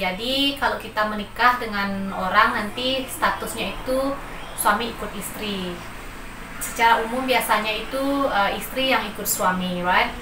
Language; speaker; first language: Indonesian; non-native, local second language; Balinese